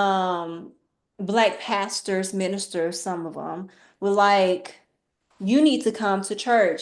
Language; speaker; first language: English; native; English